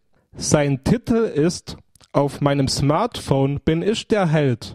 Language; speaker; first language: German; native; German